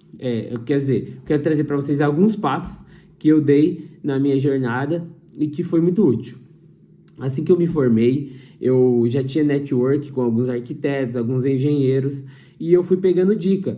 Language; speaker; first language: Portuguese; native; Portuguese